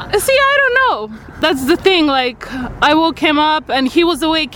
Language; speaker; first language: English; non-native, fluent; Croatian